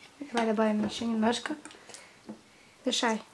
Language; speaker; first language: Russian; native; Russian